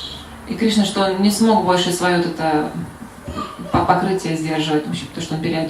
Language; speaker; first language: Russian; native; Russian